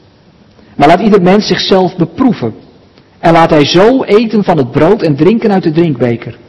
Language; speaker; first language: Dutch; native; Dutch